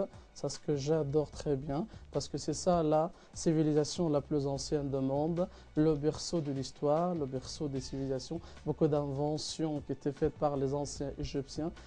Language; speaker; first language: French; non-native, fluent; Arabic